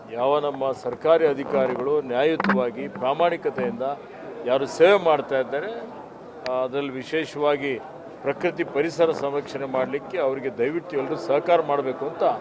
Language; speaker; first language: Kannada; native; Kannada